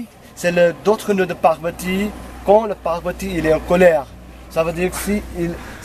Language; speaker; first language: French; non-native, learner; Nepali